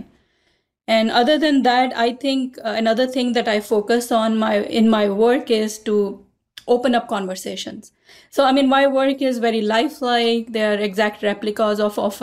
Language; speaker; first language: English; non-native, local second language; Urdu